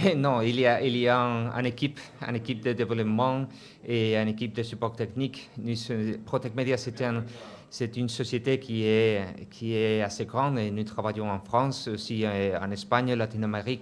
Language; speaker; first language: French; non-native, fluent; Spanish